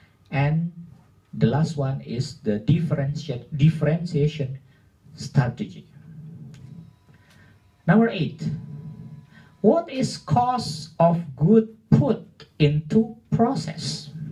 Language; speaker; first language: English; non-native, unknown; Indonesian